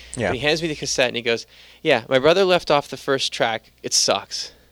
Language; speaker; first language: English; native; English